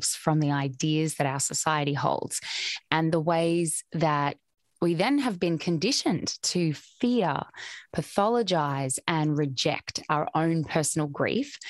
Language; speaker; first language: English; native; English